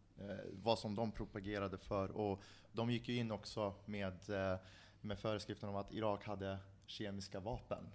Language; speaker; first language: Swedish; early bilingual, other home language; Central Kurdish